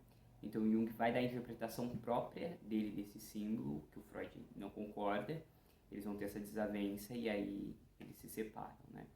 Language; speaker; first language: Portuguese; native; Portuguese